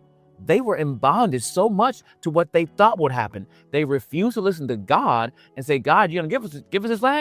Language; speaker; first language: English; native; English